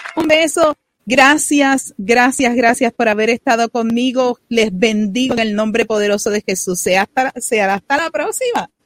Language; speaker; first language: Spanish; native; Spanish